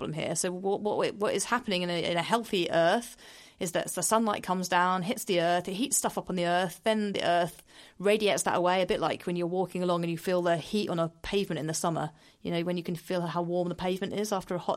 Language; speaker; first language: English; native; English